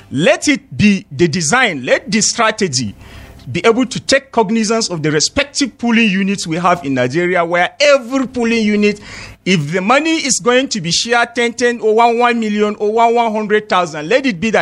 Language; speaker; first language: English; non-native, local second language; Hausa